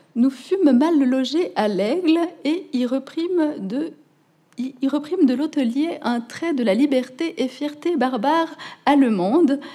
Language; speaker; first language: French; native; French